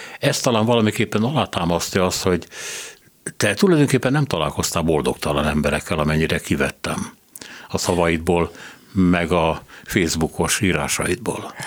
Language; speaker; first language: Hungarian; native; Hungarian